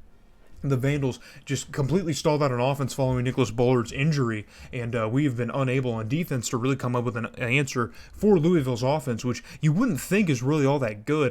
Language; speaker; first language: English; native; English